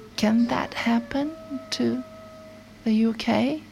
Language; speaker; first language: English; non-native, fluent; Portuguese